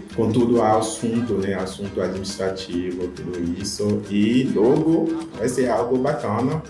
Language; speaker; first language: Portuguese; non-native, fluent; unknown